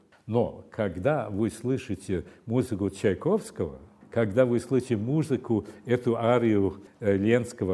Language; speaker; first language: Russian; non-native, fluent; English